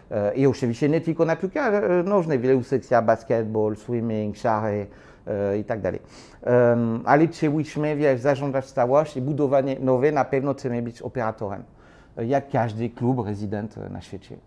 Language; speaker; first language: Polish; non-native, learner; French